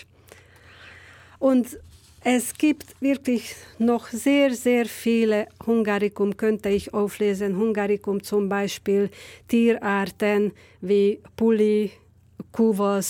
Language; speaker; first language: German; non-native, fluent; Hungarian